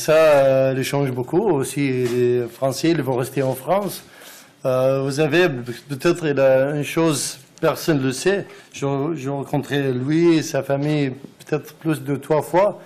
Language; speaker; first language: French; non-native, learner; Arabic